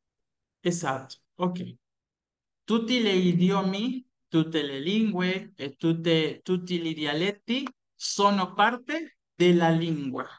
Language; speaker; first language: Italian; non-native, fluent; Spanish